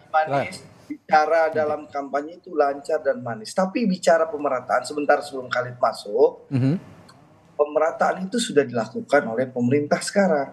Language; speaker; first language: Indonesian; native; Indonesian